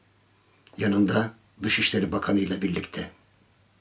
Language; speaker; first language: Turkish; native; Turkish